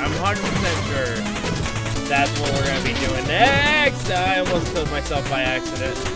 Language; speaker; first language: English; native; English